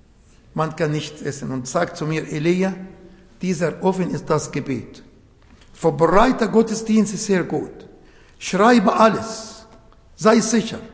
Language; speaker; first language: German; non-native, fluent; Arabic